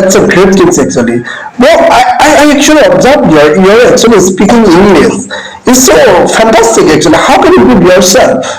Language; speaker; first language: English; non-native, learner; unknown